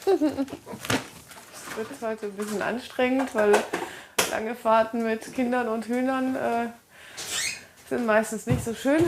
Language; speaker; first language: German; native; German